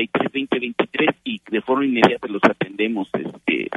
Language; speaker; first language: Spanish; native; Spanish